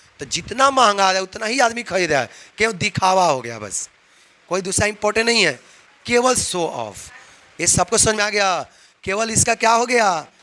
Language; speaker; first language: Hindi; native; Hindi